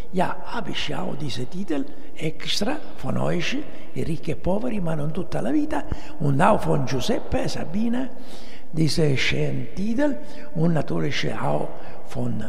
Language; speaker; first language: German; non-native, learner; Italian